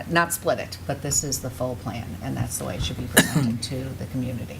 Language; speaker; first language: English; native; English